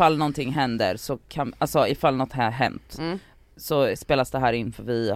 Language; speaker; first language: Swedish; native; Swedish